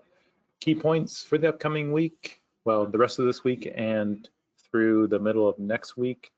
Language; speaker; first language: English; native; English